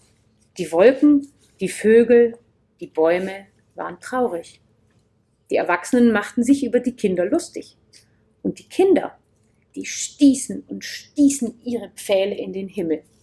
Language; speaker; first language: German; native; German